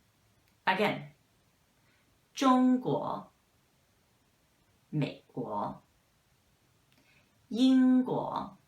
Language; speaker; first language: Chinese; non-native, fluent; English